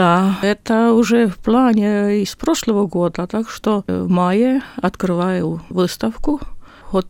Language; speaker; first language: Russian; non-native, local second language; Estonian